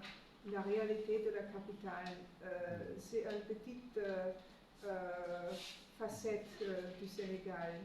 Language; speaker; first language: French; non-native, fluent; German